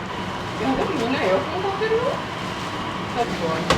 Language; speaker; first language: Japanese; native; Japanese